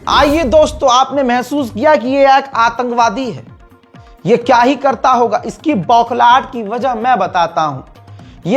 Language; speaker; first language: Hindi; native; Hindi